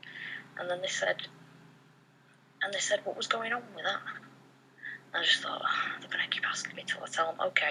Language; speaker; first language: English; native; English